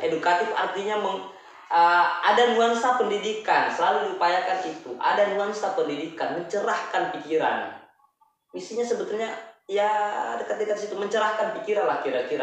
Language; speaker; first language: Indonesian; native; Indonesian